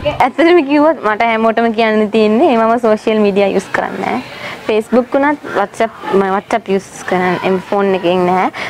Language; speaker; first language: Sinhala; non-native, local second language; Tamil